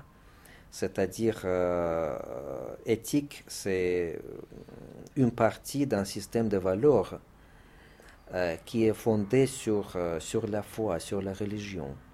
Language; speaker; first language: French; non-native, fluent; Russian